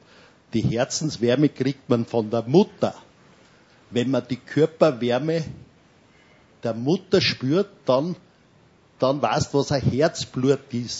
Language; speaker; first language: German; native; German